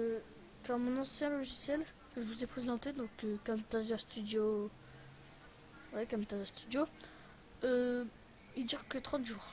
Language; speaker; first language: French; native; French